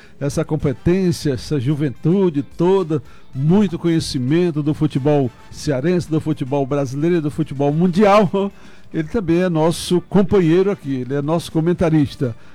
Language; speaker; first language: Portuguese; native; Portuguese